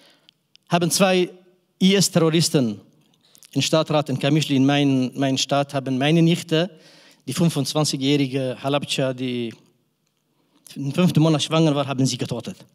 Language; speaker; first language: German; non-native, fluent; Kurdish